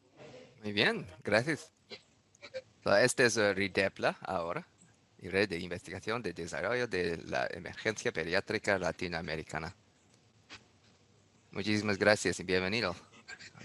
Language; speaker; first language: Spanish; non-native, learner; English